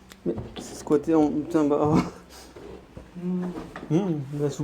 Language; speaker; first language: French; native; French